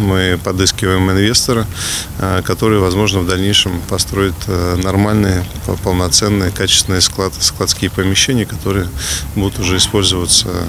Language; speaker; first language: Russian; native; Russian